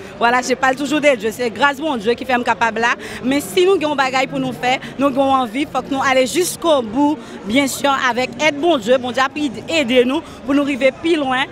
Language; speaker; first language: French; non-native, local second language; Haitian Creole